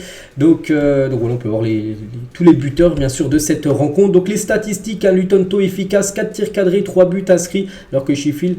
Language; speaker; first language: French; native; French